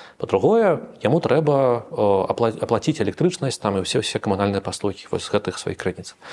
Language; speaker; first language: Belarusian; non-native, local second language; Russian